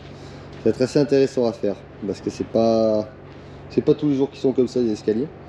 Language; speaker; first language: French; native; French